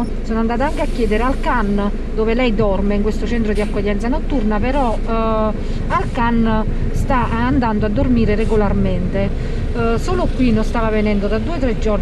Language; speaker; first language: Italian; native; Italian